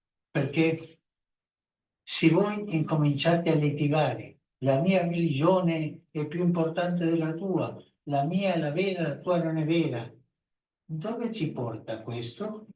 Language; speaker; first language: Italian; non-native, fluent; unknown